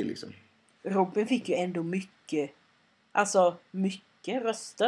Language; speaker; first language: Swedish; native; Swedish